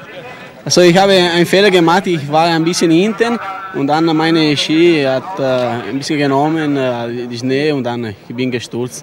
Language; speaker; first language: German; non-native, learner; Italian